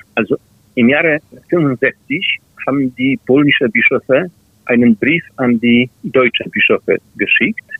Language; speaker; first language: German; non-native, fluent; Polish